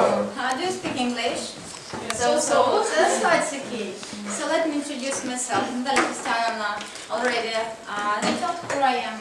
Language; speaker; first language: English; non-native, fluent; Russian